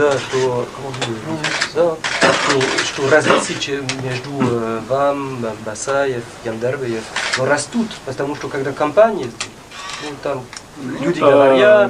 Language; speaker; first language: Russian; non-native, learner; French